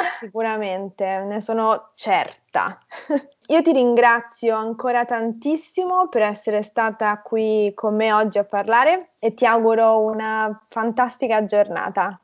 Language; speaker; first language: Italian; native; Italian